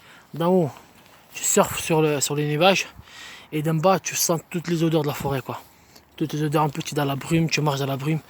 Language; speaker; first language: French; native; French